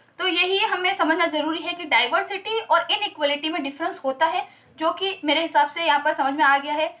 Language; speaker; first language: Hindi; native; Hindi